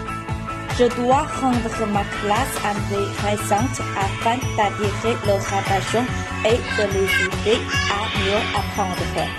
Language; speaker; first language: French; non-native, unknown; Chinese